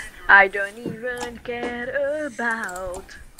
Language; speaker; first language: English; non-native, learner; Hungarian